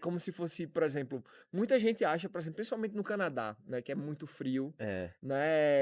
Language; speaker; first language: Portuguese; native; Portuguese